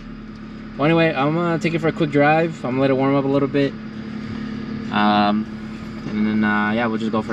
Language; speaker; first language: English; native; English